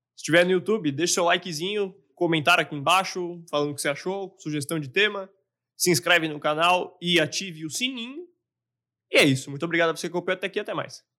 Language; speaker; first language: Portuguese; native; Portuguese